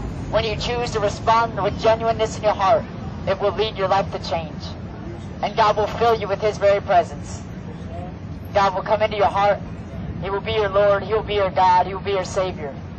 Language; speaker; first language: English; native; English